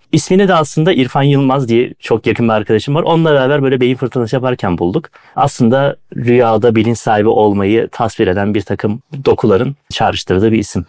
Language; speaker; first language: Turkish; native; Turkish